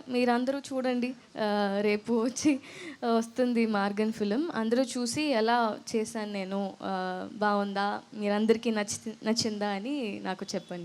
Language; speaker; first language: Telugu; non-native, learner; Tamil